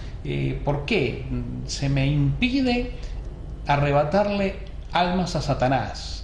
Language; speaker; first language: Spanish; native; Spanish